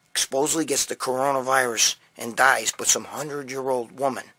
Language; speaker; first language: English; native; English